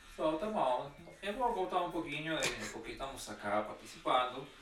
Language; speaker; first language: Portuguese; non-native, learner; Spanish